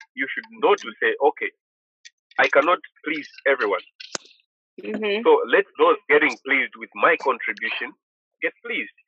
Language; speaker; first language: English; non-native, local second language; Bemba